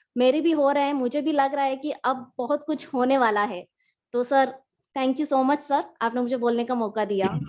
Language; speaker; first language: Hindi; native; Hindi